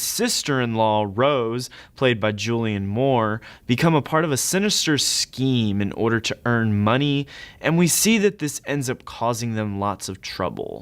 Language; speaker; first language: English; native; English